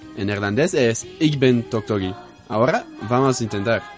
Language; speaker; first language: Spanish; non-native, learner; Dutch